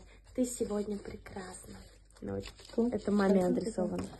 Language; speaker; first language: Russian; early bilingual, other home language; Tajik